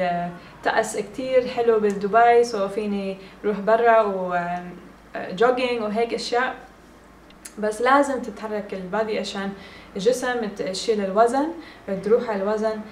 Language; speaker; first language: Arabic; early bilingual, heritage; English